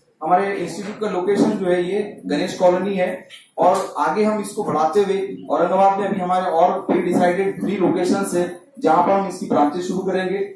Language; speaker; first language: Hindi; non-native, local second language; Urdu